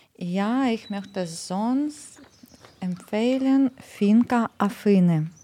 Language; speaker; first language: German; non-native, learner; Ukrainian